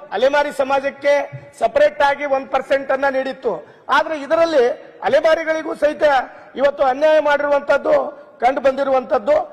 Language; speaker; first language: Kannada; non-native, local second language; Lambadi